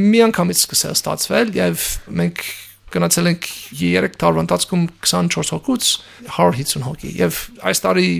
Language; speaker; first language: Armenian; non-native, fluent; English